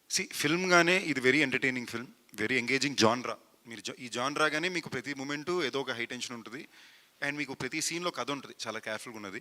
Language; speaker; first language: Telugu; native; Telugu